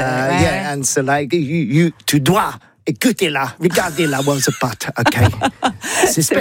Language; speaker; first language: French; non-native, learner; English